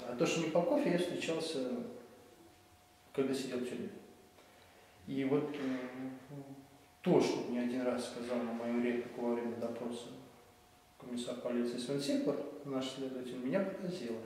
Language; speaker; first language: Russian; native; Russian